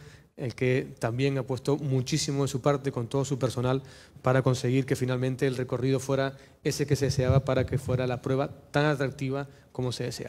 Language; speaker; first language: Spanish; native; Spanish